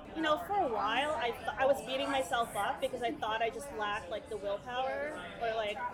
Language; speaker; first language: English; early bilingual, other home language; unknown